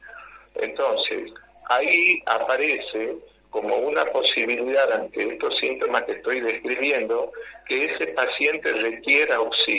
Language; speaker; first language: Spanish; native; Spanish